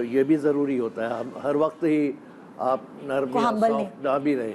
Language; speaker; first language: Urdu; native; Urdu